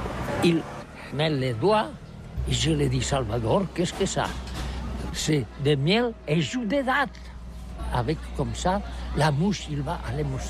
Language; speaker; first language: French; non-native, learner; Catalan